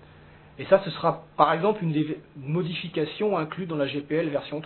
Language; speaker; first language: French; native; French